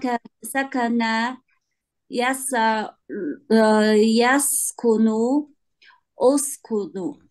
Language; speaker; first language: Arabic; non-native, learner; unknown